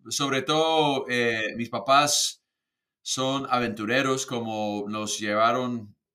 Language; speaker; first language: Spanish; non-native, fluent; English